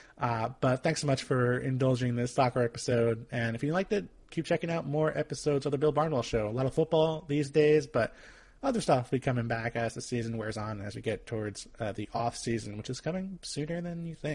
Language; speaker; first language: English; native; English